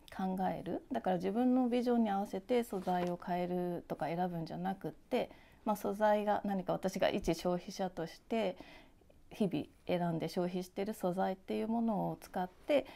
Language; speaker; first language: Japanese; native; Japanese